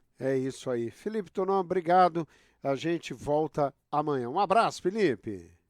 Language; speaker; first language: Portuguese; native; Portuguese